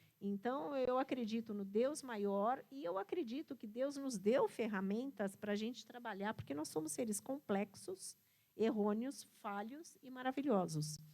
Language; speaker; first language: Portuguese; early bilingual, other home language; Italian